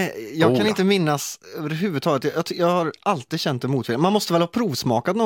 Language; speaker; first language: Swedish; native; Swedish